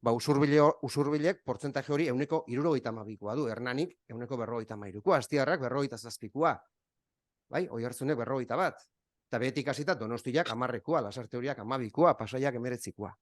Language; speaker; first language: Basque; native; Basque